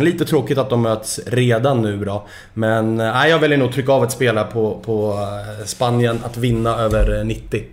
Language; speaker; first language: Swedish; native; Swedish